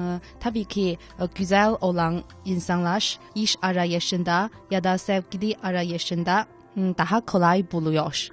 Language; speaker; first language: Turkish; non-native, learner; Chinese